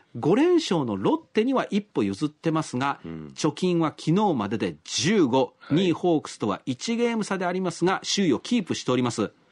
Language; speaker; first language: Japanese; native; Japanese